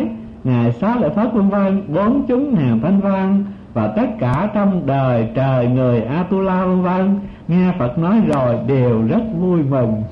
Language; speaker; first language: Vietnamese; native; Vietnamese